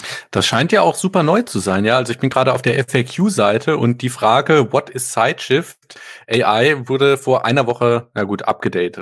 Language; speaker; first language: German; native; German